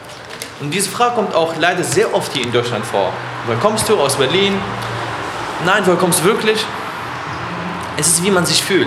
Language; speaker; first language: German; non-native, fluent; Arabic